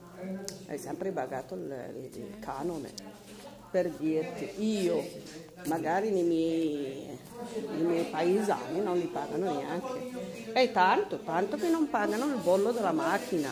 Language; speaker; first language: Italian; non-native, fluent; Arabic